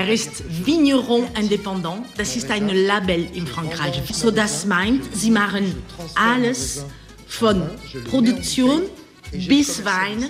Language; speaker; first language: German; non-native, learner; French